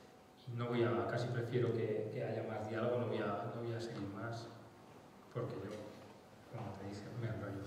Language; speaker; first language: Spanish; native; Spanish